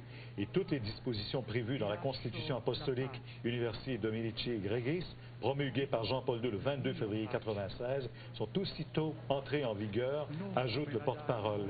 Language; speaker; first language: French; native; French